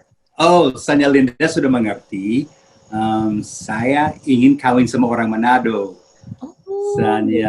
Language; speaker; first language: Indonesian; early bilingual, heritage; Indonesian